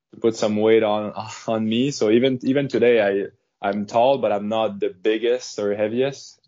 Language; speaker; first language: English; non-native, fluent; French